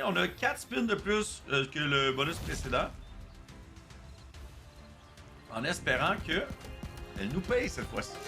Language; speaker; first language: French; native; French